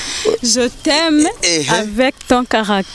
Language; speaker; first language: French; non-native, learner; Rundi